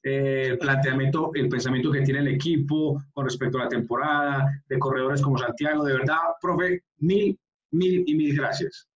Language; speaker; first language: Spanish; native; Spanish